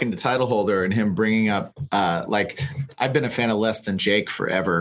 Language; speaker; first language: English; native; English